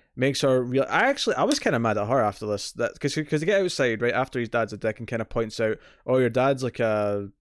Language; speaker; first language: English; native; English